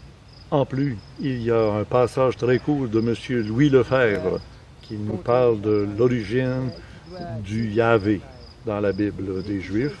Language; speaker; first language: French; native; French